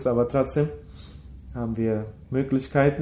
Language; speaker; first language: German; early bilingual, heritage; German